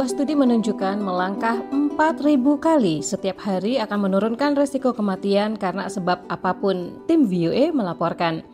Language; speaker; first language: Indonesian; native; Indonesian